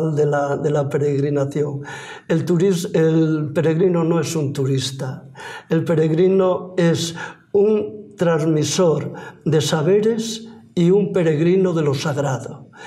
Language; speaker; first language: Spanish; native; Spanish